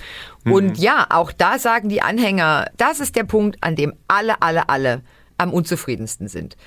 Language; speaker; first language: German; native; German